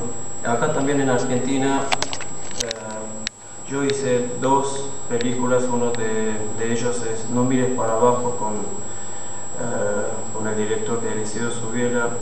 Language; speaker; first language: Spanish; non-native, fluent; Armenian